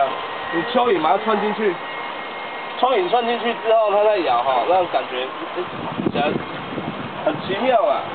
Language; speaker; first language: Chinese; non-native, local second language; Min Nan Chinese